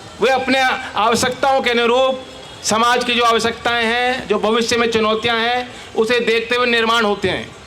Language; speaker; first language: Hindi; native; Hindi